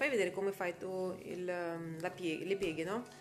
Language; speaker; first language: Italian; non-native, fluent; Russian